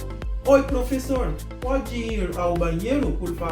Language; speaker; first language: Portuguese; non-native, local second language; Haitian Creole